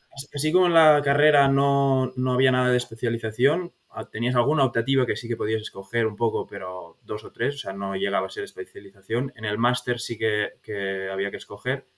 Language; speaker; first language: Spanish; native; Spanish